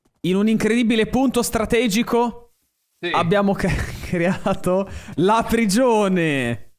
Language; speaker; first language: Italian; native; Italian